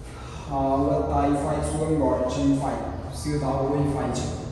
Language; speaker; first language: Vietnamese; non-native, learner; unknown